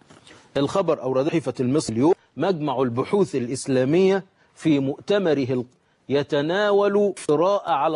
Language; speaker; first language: Arabic; native; Arabic